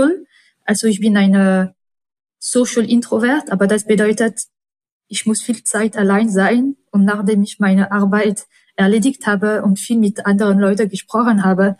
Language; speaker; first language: German; non-native, fluent; French